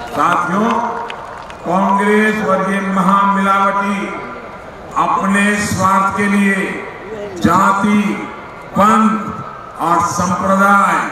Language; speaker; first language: Hindi; non-native, local second language; Gujarati